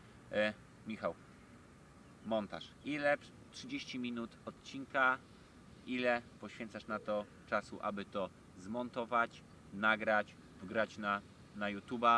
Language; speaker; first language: Polish; native; Polish